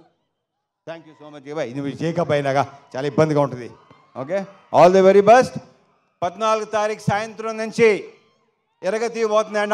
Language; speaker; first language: Telugu; native; Telugu